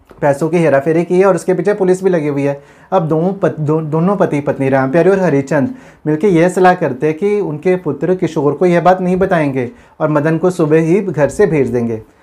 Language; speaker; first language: Hindi; non-native, local second language; Punjabi